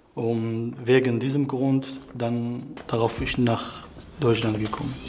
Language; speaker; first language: German; non-native, learner; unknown